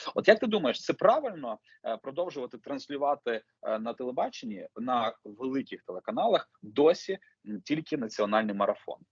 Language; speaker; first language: Ukrainian; native; Ukrainian